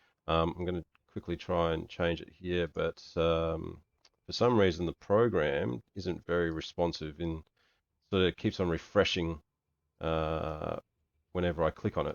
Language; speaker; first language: English; native; English